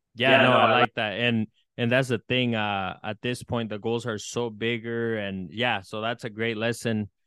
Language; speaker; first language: English; early bilingual, other home language; Spanish